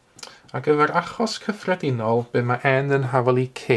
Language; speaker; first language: Welsh; native; Welsh